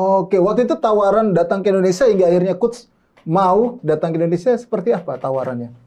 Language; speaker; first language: Indonesian; native; Indonesian